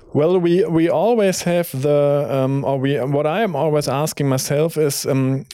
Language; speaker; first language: English; non-native, fluent; German